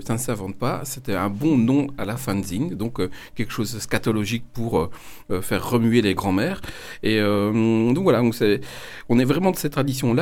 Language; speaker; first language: French; native; French